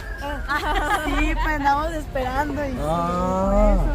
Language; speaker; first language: Spanish; native; Spanish